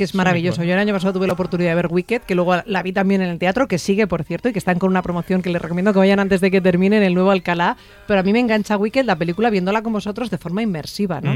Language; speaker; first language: Spanish; native; Spanish